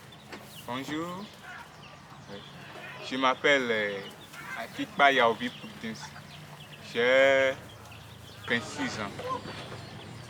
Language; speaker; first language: French; non-native, local second language; Fon